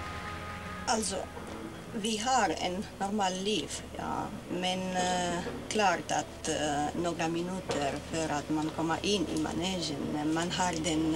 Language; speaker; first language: Swedish; non-native, fluent; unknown